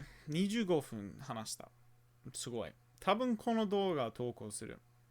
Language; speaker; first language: Japanese; non-native, fluent; English